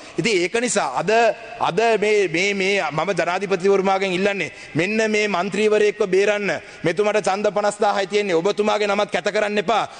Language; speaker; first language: Sinhala; non-native, local second language; Tamil